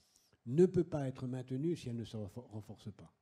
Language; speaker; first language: French; native; French